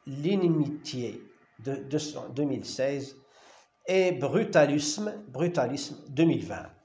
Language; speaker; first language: French; non-native, local second language; Arabic